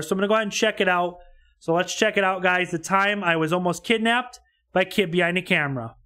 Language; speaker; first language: English; native; English